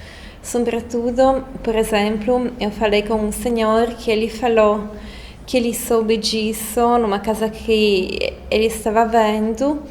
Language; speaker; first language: Portuguese; non-native, fluent; Italian